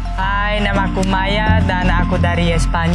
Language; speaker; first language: Indonesian; non-native, fluent; Spanish